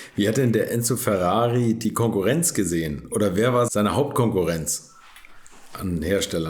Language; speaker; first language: German; native; German